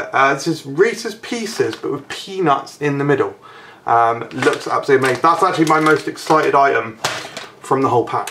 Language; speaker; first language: English; native; English